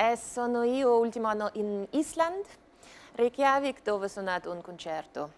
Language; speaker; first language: Italian; non-native, learner; Russian